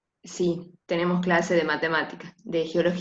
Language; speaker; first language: Spanish; native; Spanish